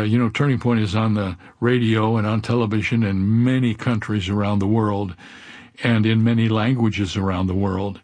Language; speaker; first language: English; native; English